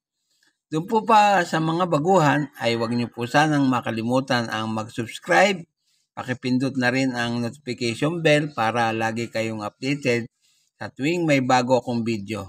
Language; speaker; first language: Filipino; native; Filipino